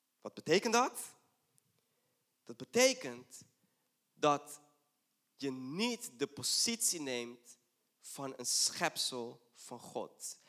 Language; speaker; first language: Dutch; non-native, fluent; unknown